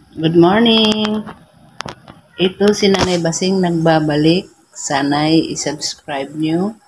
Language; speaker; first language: Filipino; non-native, local second language; Cebuano